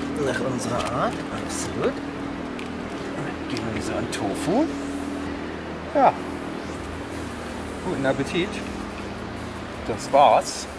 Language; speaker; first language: German; native; German